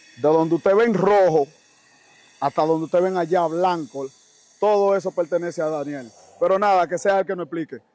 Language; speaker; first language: Spanish; native; Spanish